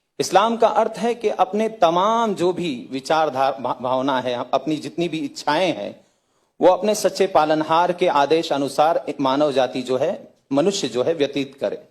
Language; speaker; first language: Hindi; native; Hindi